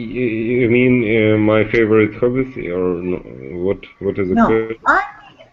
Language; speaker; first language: English; non-native, learner; Russian